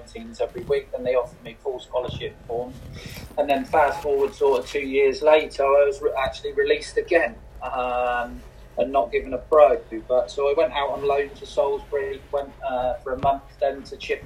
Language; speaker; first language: English; native; English